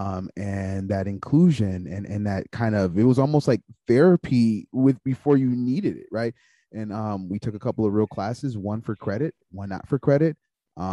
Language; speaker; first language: English; native; English